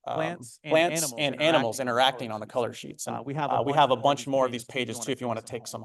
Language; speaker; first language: English; native; English